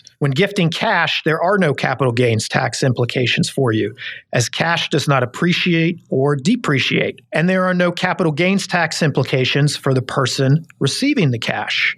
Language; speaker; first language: English; native; English